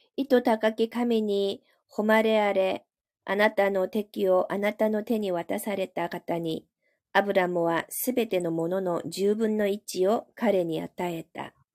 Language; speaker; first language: Japanese; non-native, fluent; Korean